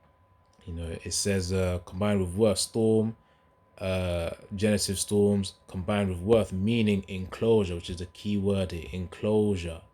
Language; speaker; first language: English; native; English